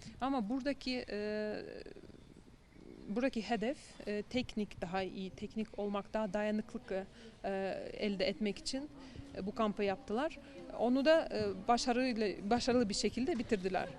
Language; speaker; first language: Turkish; non-native, fluent; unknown